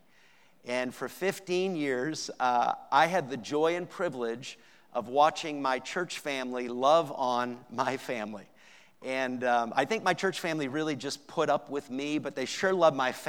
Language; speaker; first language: English; native; English